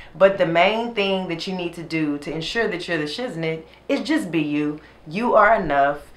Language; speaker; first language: English; native; English